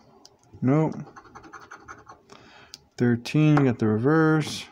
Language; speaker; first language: English; native; English